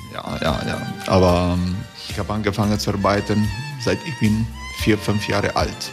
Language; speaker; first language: German; non-native, learner; Croatian